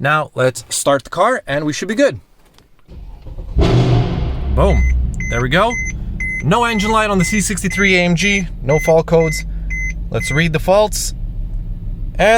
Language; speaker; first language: English; native; English